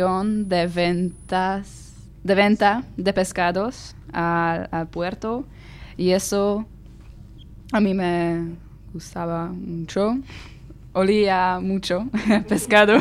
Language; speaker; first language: Spanish; non-native, learner; Hungarian